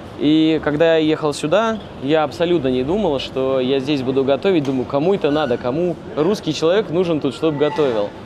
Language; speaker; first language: Russian; native; Russian